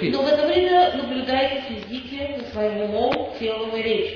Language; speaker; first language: Russian; native; Russian